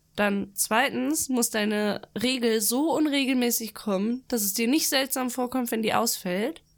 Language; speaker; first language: German; early bilingual, other home language; Russian